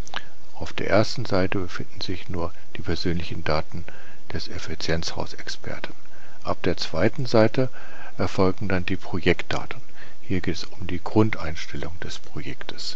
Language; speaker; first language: German; native; German